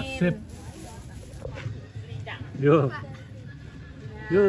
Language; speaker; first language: Indonesian; non-native, fluent; Dutch